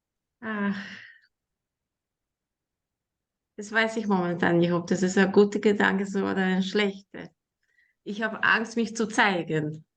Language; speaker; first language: German; non-native, learner; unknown